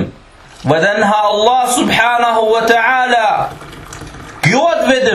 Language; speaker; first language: Danish; early bilingual, other home language; Arabic